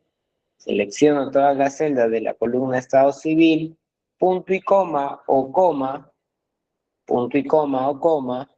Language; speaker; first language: Spanish; native; Spanish